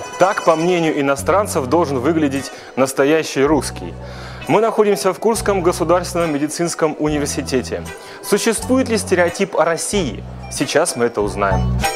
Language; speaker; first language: Russian; native; Russian